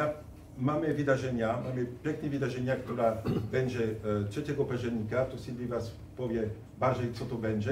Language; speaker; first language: Polish; non-native, fluent; French